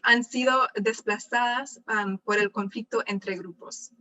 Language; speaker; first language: Spanish; non-native, fluent; English